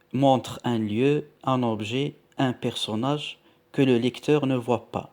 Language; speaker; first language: French; non-native, local second language; Arabic